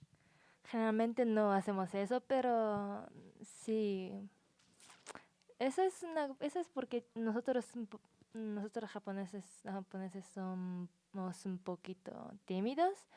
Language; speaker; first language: Spanish; non-native, learner; Japanese